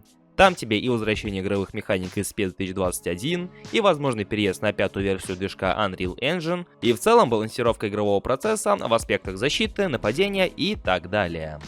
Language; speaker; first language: Russian; native; Russian